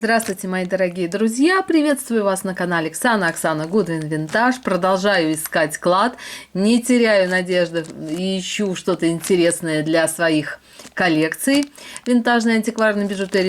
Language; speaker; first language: Russian; native; Russian